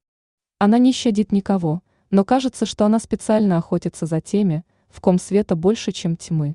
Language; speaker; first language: Russian; native; Russian